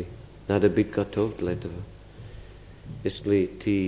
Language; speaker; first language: Russian; non-native, fluent; English